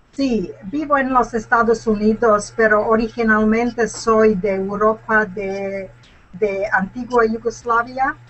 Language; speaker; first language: Spanish; non-native, learner; Serbian